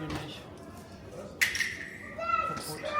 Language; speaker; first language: German; native; German